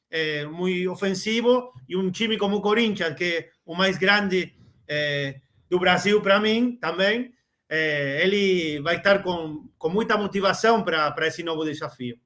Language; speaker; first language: Portuguese; non-native, learner; Spanish